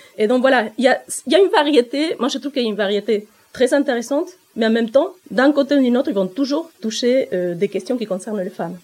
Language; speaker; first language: French; non-native, fluent; Spanish